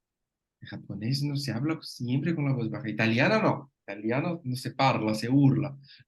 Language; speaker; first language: Spanish; non-native, fluent; Portuguese